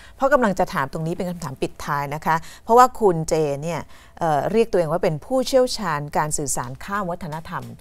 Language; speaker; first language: Thai; native; Thai